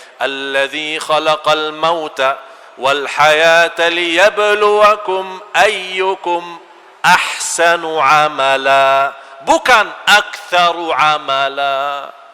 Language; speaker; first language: Malay; non-native, fluent; Arabic